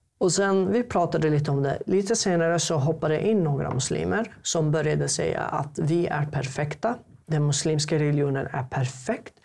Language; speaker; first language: Swedish; non-native, fluent; Arabic